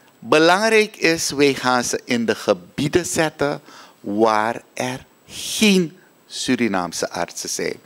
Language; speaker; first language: Dutch; native; Dutch